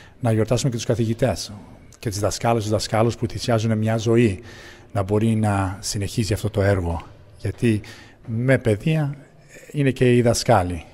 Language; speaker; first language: Greek; early bilingual, heritage; English